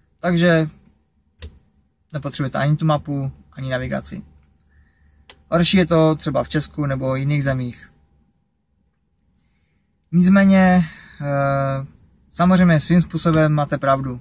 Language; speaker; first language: Czech; native; Czech